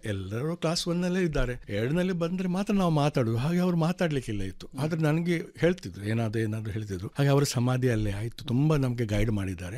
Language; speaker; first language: Kannada; non-native, local second language; Konkani